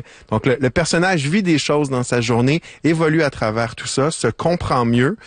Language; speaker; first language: French; native; French